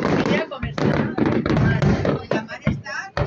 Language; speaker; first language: Spanish; non-native, local second language; Catalan